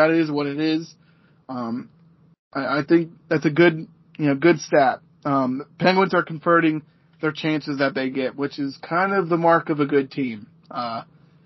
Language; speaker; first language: English; native; English